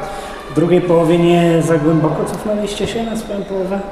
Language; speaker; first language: Polish; native; Polish